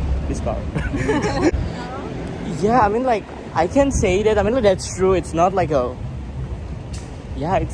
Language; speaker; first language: English; non-native, learner; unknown